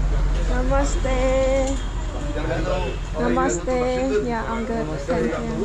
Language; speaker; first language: English; non-native, learner; Vietnamese